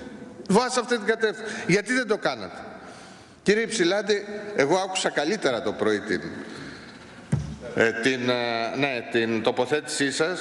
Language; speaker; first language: Greek; native; Greek